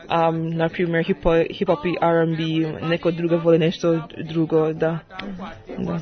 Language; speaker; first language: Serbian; non-native, learner; English